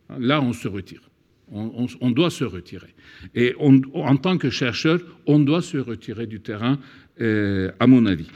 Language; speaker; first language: French; non-native, fluent; Turkish